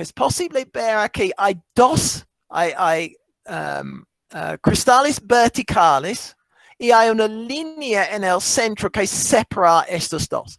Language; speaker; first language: Spanish; non-native, fluent; English